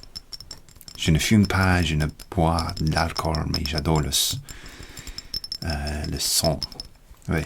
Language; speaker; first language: French; non-native, learner; English